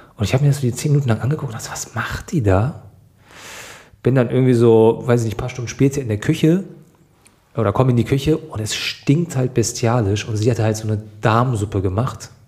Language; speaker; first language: German; early bilingual, other home language; Turkish